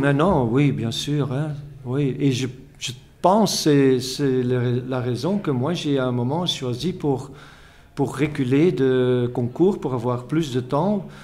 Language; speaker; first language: French; non-native, fluent; Dutch